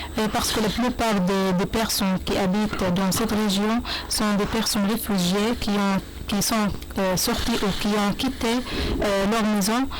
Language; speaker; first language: French; non-native, learner; Arabic